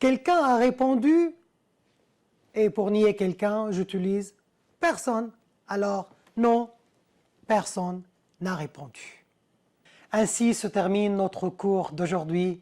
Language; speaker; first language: French; non-native, fluent; Arabic